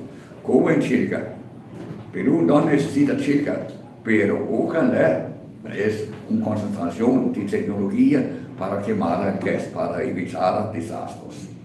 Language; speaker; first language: Spanish; non-native, fluent; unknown